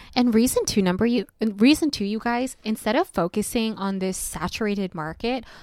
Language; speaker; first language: English; native; English